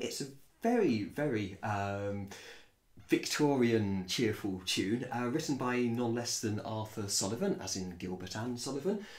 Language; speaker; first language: English; native; English